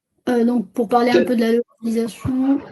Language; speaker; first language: French; native; French